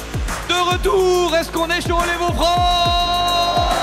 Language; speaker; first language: French; native; French